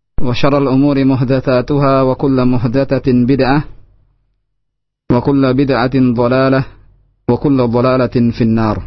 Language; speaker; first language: Arabic; non-native, fluent; Indonesian